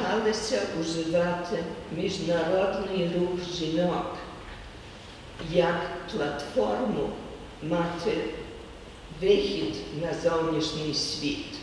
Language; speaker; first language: Ukrainian; early bilingual, heritage; Ukrainian